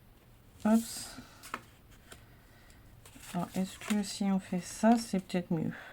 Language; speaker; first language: French; native; French